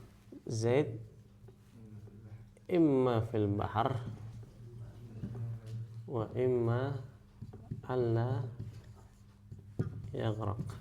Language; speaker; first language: Arabic; non-native, fluent; Indonesian